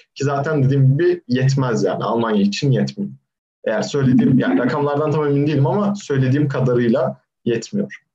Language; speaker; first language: Turkish; native; Turkish